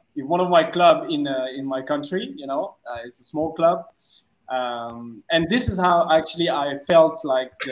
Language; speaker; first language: English; non-native, fluent; French